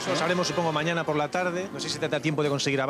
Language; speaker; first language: Spanish; native; Spanish